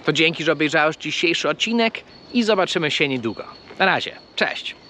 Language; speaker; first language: Polish; non-native, fluent; English